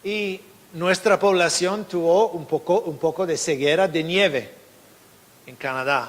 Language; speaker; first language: Spanish; non-native, fluent; English